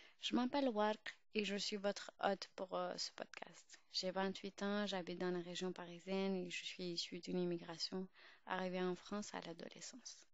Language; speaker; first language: French; early bilingual, other home language; Urdu